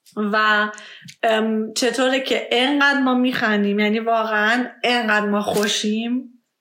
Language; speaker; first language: Persian; early bilingual, heritage; Persian